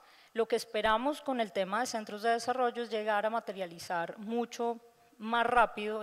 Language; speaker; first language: Spanish; native; Spanish